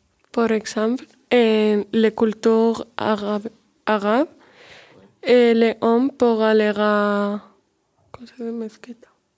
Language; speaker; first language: Spanish; native; Spanish